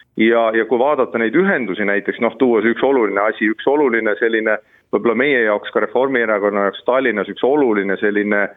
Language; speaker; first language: Estonian; native; Estonian